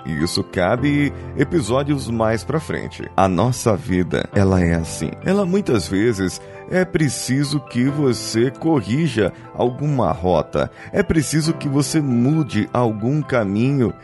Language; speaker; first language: Portuguese; native; Portuguese